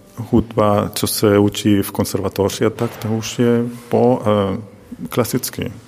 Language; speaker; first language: Czech; non-native, learner; Spanish